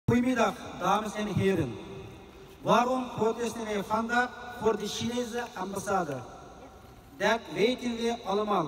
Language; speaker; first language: Dutch; non-native, fluent; Uyghur